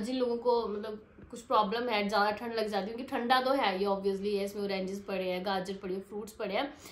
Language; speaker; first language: Hindi; native; Hindi